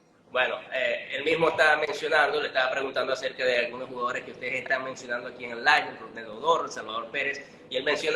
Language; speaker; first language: Spanish; native; Spanish